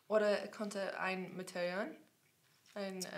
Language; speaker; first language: German; non-native, learner; English